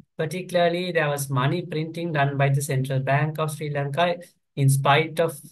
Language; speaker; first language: English; non-native, local second language; Sinhala